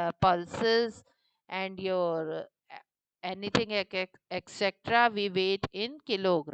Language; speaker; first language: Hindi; native; Hindi